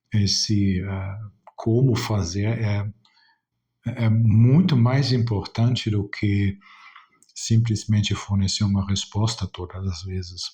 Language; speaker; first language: Portuguese; non-native, fluent; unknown